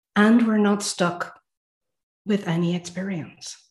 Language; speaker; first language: English; native; English